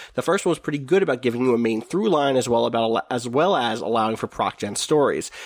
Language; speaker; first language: English; native; English